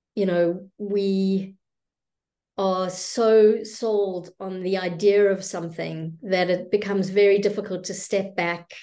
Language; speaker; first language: English; native; English